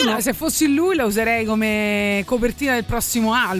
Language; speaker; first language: Italian; native; Italian